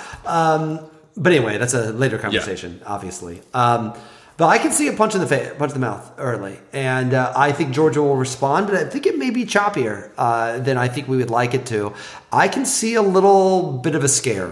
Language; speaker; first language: English; native; English